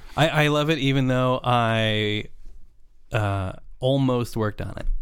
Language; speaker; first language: English; native; English